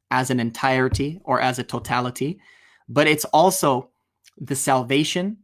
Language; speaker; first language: English; native; English